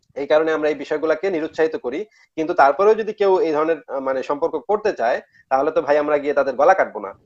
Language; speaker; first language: Bangla; native; Bangla